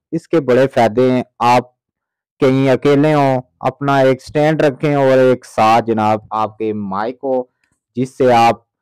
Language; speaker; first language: Urdu; non-native, local second language; Pahari-Potwari